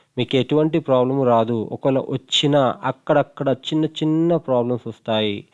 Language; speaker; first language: Telugu; non-native, local second language; Hindi